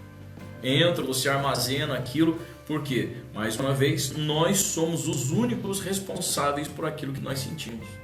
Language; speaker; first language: Portuguese; native; Portuguese